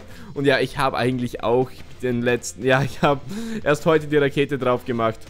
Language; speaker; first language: German; native; German